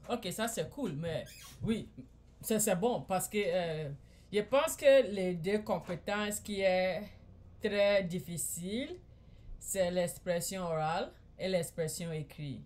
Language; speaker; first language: French; non-native, learner; English